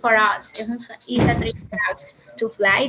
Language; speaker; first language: English; non-native, learner; Spanish